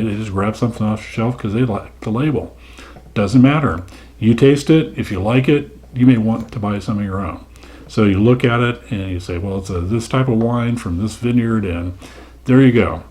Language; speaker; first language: English; native; English